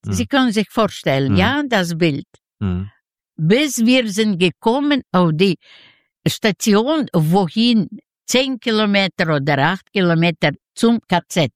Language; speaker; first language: German; non-native, fluent; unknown